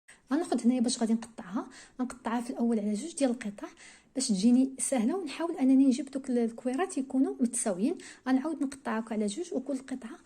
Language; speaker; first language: Arabic; native; Arabic